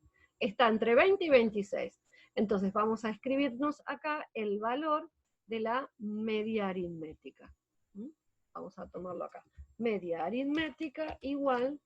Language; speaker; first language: Spanish; native; Spanish